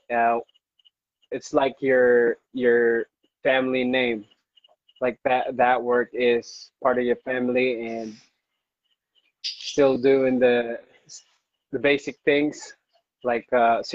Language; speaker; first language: English; non-native, local second language; Hiligaynon